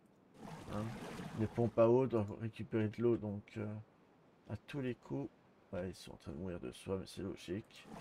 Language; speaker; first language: French; native; French